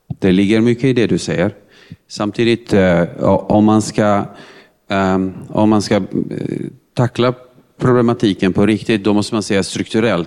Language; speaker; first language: Swedish; non-native, fluent; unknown